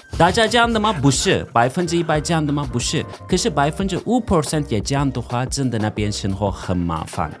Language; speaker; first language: Chinese; non-native, fluent; Turkish